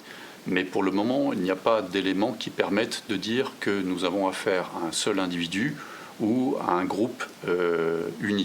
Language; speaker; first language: French; native; French